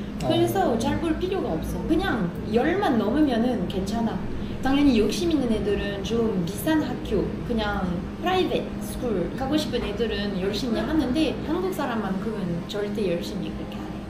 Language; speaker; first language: Korean; non-native, fluent; French